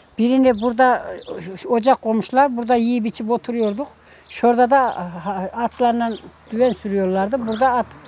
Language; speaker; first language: Turkish; native; Turkish